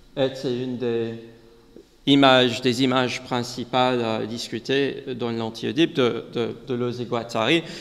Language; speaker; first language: French; non-native, learner; English